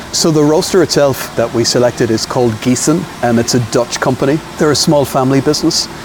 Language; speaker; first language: English; native; English